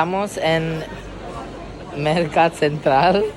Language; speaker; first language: Spanish; non-native, learner; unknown